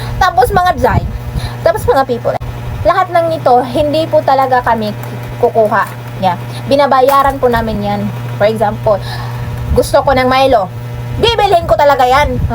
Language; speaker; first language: Filipino; non-native, local second language; Cebuano